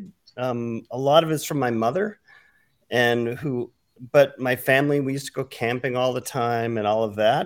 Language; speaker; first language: English; native; English